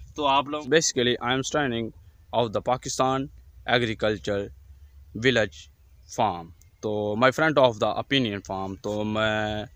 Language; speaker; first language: Urdu; non-native, local second language; Punjabi